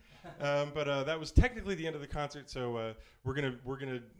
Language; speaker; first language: English; native; English